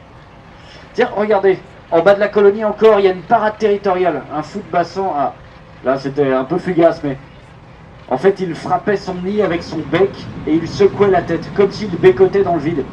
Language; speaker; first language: French; native; French